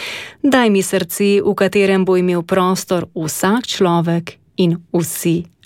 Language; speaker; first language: Slovenian; native; Slovenian